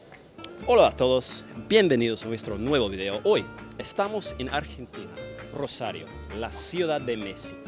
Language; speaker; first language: Spanish; non-native, fluent; English